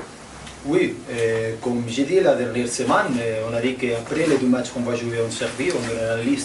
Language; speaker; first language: French; non-native, fluent; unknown